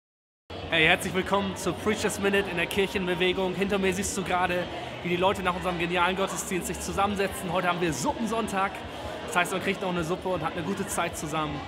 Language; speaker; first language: German; native; German